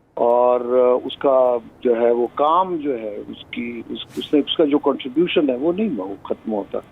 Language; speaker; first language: Urdu; non-native, local second language; Pashto